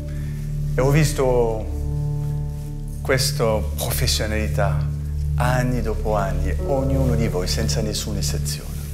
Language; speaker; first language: Italian; non-native, fluent; French